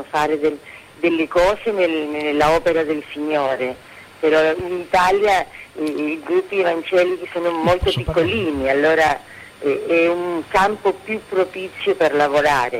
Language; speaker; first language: Italian; native; Italian